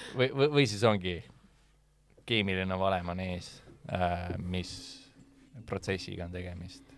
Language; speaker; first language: Estonian; native; Estonian